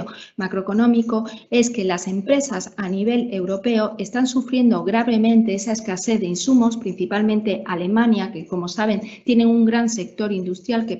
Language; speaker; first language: Spanish; native; Spanish